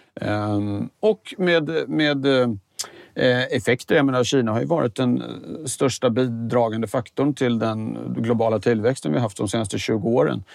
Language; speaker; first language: Swedish; native; Swedish